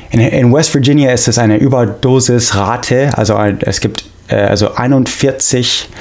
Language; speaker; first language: German; non-native, fluent; English